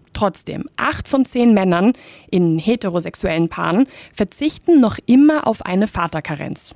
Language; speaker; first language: German; native; German